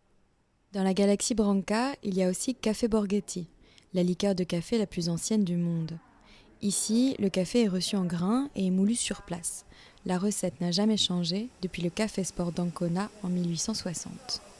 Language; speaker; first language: French; native; French